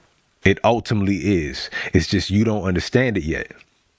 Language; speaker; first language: English; native; English